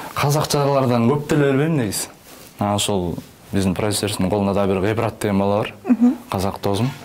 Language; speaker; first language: Kyrgyz; native; Kyrgyz